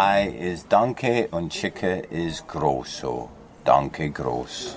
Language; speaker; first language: German; non-native, fluent; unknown